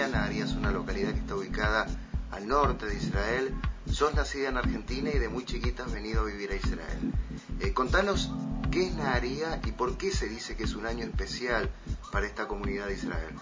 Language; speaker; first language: Spanish; native; Spanish